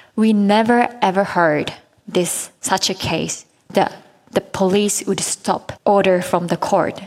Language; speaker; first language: English; non-native, fluent; Japanese